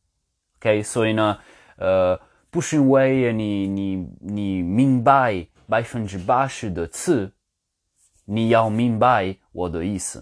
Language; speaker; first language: Chinese; non-native, learner; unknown